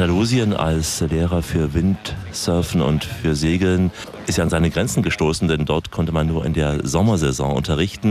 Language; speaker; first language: German; native; German